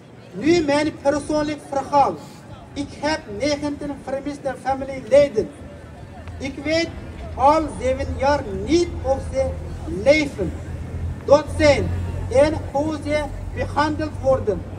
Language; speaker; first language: Dutch; non-native, fluent; Uyghur